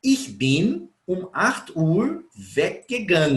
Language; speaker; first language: German; non-native, fluent; Portuguese